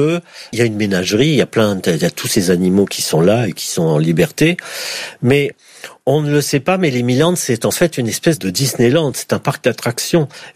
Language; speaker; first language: French; native; French